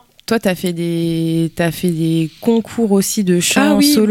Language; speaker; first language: French; early bilingual, other home language; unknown